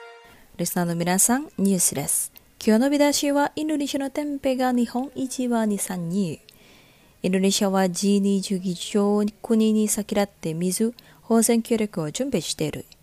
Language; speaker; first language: Japanese; non-native, fluent; Indonesian